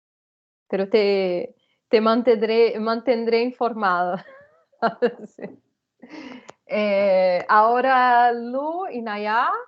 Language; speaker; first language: Spanish; non-native, fluent; Portuguese